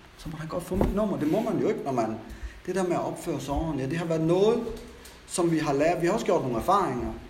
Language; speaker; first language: Danish; native; Danish